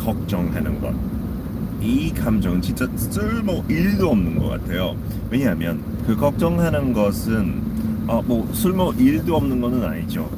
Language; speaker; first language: Korean; non-native, fluent; English